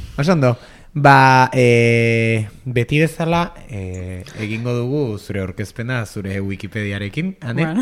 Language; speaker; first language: Basque; native; Basque